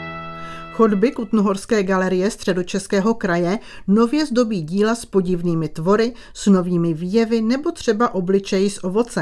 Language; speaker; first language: Czech; native; Czech